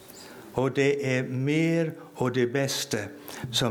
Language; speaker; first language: Swedish; non-native, fluent; English